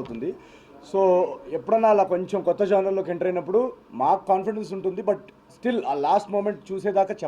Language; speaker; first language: Telugu; native; Telugu